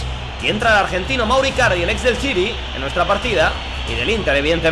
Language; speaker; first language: Spanish; native; Spanish